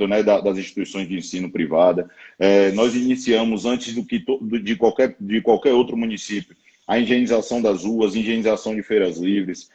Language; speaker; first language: Portuguese; native; Portuguese